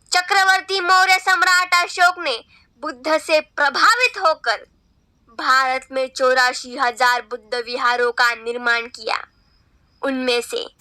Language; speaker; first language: Hindi; non-native, local second language; Marathi